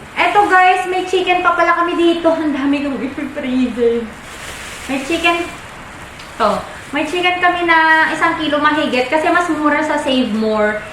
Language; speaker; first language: Filipino; non-native, local second language; Iloko